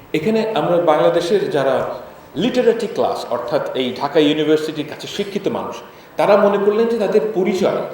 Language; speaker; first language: Bangla; native; Bangla